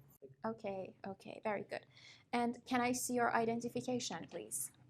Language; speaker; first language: English; non-native, fluent; Persian